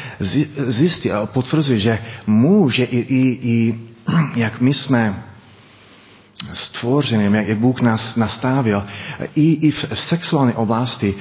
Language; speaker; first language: Czech; non-native, learner; English